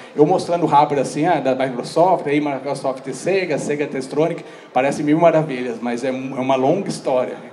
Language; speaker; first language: Portuguese; native; Portuguese